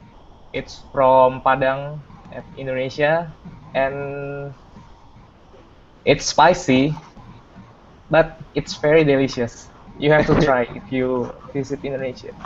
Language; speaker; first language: English; non-native, fluent; Indonesian